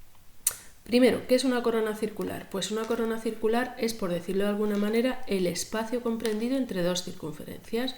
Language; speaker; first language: Spanish; native; Spanish